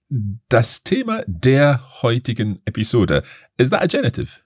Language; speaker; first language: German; non-native, learner; English